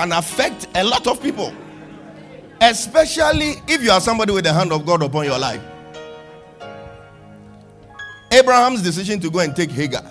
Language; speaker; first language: English; non-native, local second language; Akan